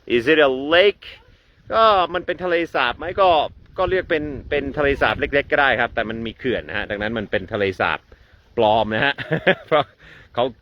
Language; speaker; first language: Thai; non-native, fluent; English